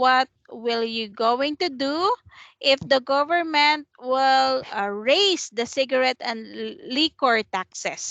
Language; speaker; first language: English; non-native, fluent; Vietnamese